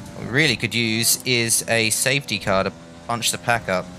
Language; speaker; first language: English; native; English